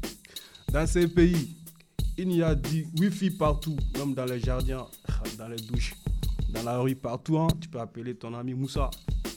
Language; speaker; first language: French; non-native, learner; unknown